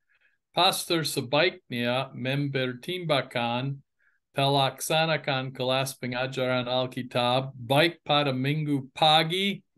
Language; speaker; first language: Indonesian; non-native, fluent; English